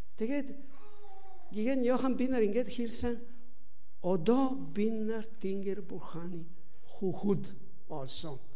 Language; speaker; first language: Mongolian; non-native, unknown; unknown